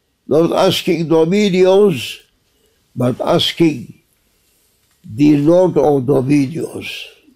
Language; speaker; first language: English; non-native, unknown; Turkish